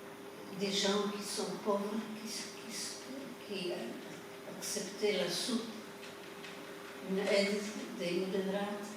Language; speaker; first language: French; non-native, fluent; Polish